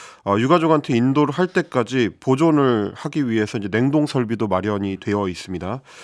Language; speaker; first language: Korean; native; Korean